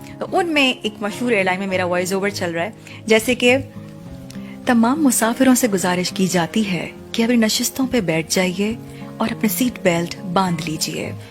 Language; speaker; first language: Urdu; native; Urdu